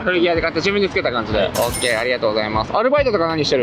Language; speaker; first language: Japanese; native; Japanese